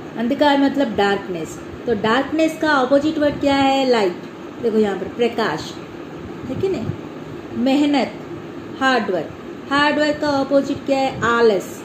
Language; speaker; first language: Hindi; non-native, local second language; Telugu